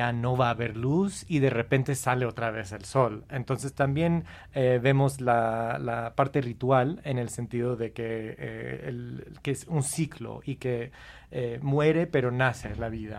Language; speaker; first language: Spanish; non-native, fluent; English